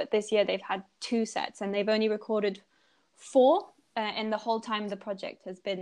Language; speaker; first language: English; native; English